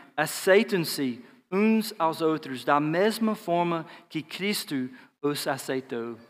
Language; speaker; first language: Portuguese; non-native, fluent; English